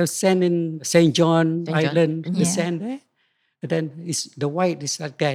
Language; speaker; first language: English; non-native, local second language; Malay